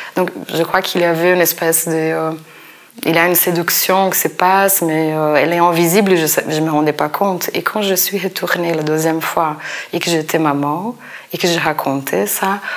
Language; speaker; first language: French; non-native, fluent; Portuguese